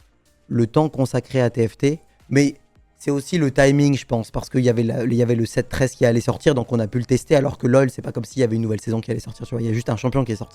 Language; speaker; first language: French; native; French